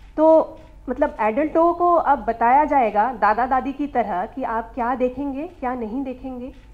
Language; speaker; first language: Hindi; native; Hindi